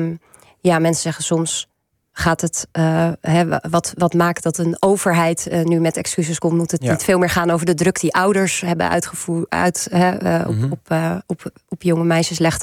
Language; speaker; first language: Dutch; native; Dutch